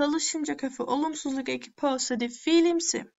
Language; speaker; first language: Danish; early bilingual, other home language; Turkish